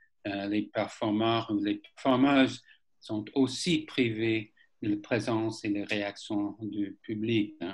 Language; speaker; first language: French; non-native, fluent; English